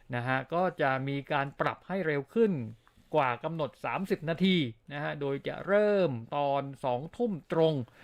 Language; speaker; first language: Thai; native; Thai